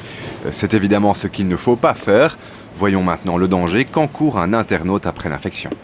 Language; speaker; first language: French; native; French